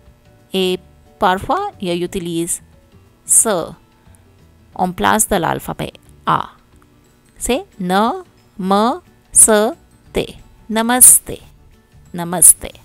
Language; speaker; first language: French; non-native, learner; Hindi